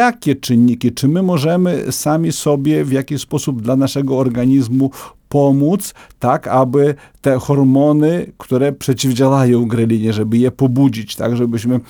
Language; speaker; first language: Polish; native; Polish